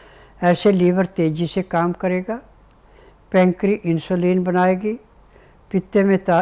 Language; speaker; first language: Hindi; native; Hindi